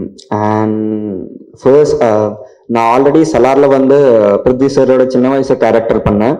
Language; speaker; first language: Tamil; non-native, learner; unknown